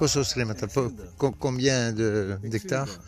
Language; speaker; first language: Greek; non-native, learner; French